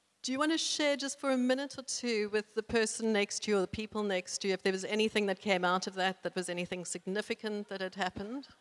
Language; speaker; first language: English; native; English